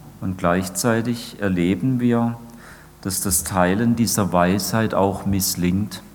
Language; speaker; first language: German; native; German